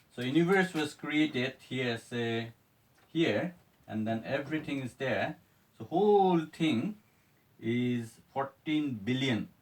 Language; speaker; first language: English; non-native, local second language; Assamese